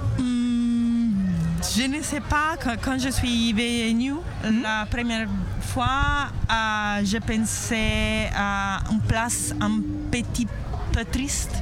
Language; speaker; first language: French; non-native, learner; Italian